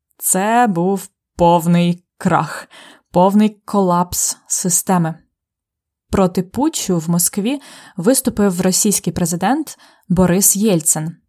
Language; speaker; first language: Ukrainian; native; Ukrainian